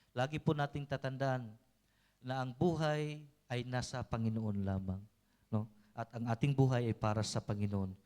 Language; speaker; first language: Filipino; non-native, local second language; Cebuano